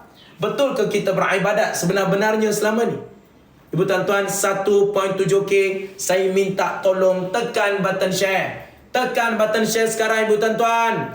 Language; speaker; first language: Malay; native; Malay